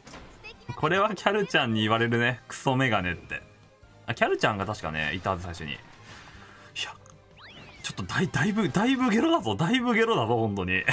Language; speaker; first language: Japanese; native; Japanese